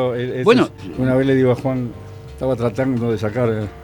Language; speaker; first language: Spanish; native; Spanish